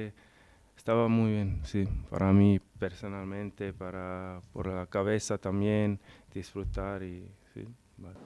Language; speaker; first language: Spanish; non-native, learner; English